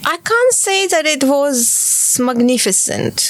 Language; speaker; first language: English; non-native, fluent; Ukrainian